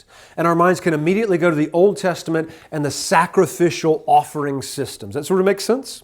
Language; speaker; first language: English; native; English